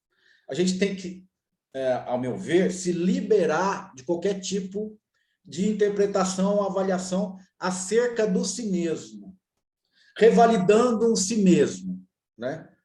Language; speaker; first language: Portuguese; native; Portuguese